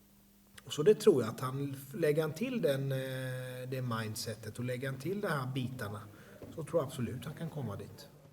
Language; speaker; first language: Swedish; native; Swedish